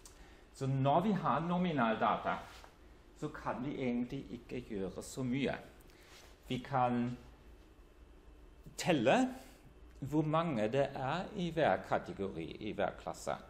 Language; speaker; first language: Norwegian; non-native, fluent; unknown